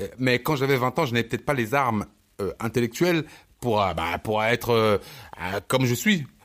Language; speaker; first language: French; early bilingual, other home language; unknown